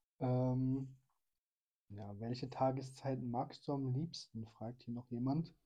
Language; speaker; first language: German; early bilingual, other home language; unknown